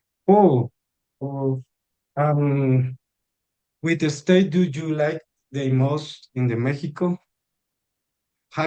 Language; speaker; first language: English; non-native, learner; Spanish